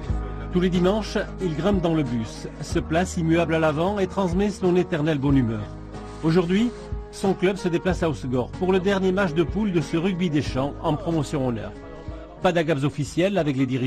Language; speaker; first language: French; native; French